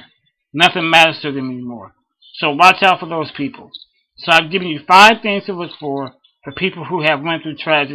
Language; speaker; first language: English; native; English